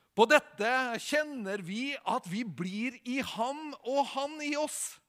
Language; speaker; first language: Norwegian; native; Norwegian